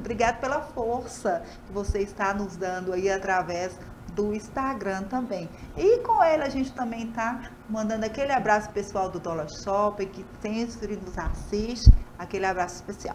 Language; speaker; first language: Portuguese; native; Portuguese